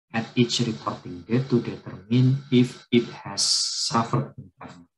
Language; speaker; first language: English; non-native, fluent; Indonesian